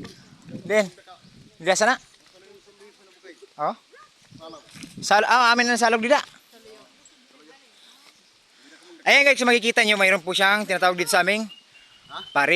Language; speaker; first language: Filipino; non-native, local second language; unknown